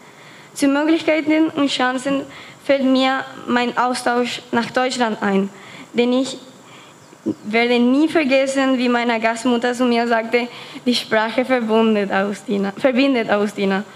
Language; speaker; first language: German; non-native, fluent; Spanish